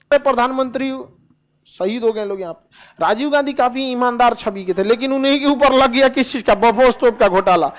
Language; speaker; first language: Hindi; native; Hindi